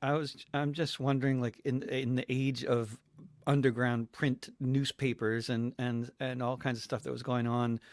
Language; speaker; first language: English; native; English